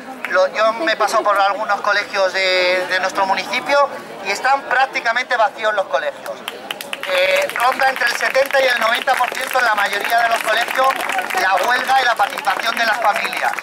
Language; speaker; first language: Spanish; native; Spanish